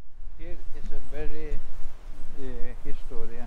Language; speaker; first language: English; non-native, learner; Norwegian